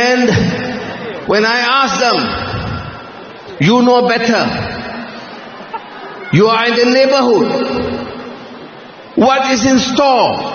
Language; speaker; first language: English; non-native, local second language; Malay